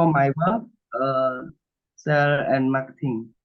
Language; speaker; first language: English; non-native, learner; Khmer